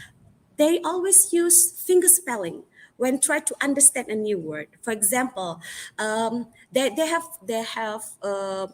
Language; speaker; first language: English; non-native, fluent; Indonesian